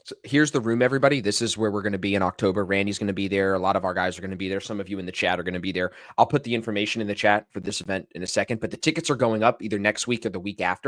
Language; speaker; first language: English; native; English